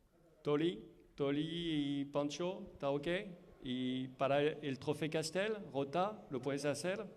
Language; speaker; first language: Spanish; non-native, fluent; French